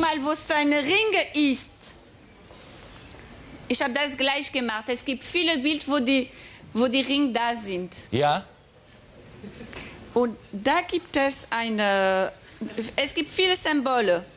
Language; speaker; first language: German; non-native, fluent; French